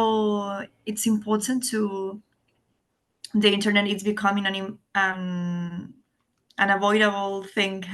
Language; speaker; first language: English; non-native, learner; Spanish